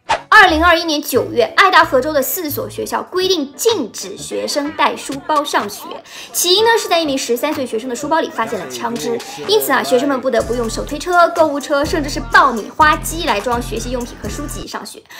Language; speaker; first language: Chinese; native; Chinese